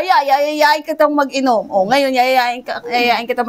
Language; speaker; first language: Filipino; native; Filipino